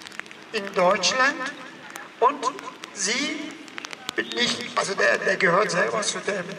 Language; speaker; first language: German; non-native, fluent; Persian